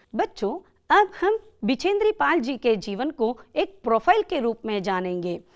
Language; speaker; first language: Hindi; non-native, local second language; Kannada